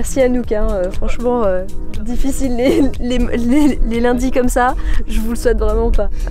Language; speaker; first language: French; native; French